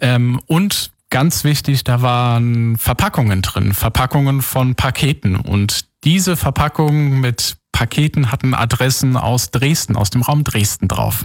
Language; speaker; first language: German; native; German